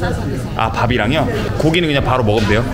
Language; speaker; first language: French; non-native, learner; Korean